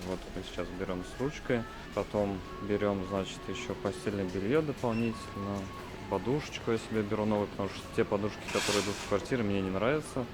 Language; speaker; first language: Russian; native; Russian